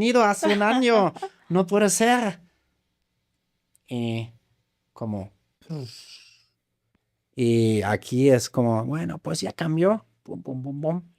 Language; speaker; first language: Spanish; non-native, fluent; German